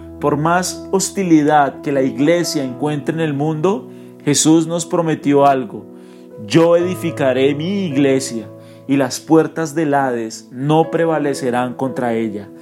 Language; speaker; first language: Spanish; native; Spanish